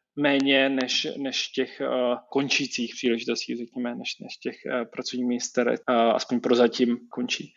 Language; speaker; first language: Czech; native; Czech